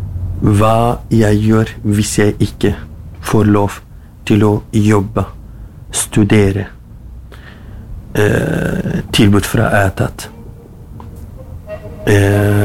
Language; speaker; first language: Norwegian; non-native, learner; Kurdish